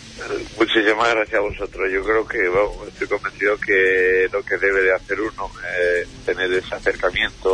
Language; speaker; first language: Spanish; native; Spanish